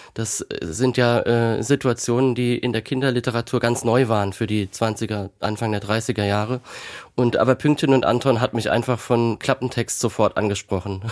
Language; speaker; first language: German; native; German